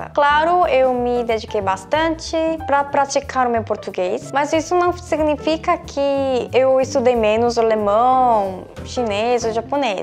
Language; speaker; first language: Portuguese; non-native, fluent; Korean